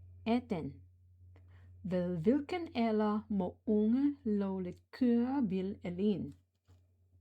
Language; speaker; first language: Danish; non-native, fluent; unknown